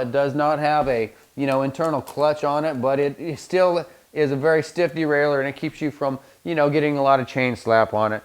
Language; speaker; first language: English; native; English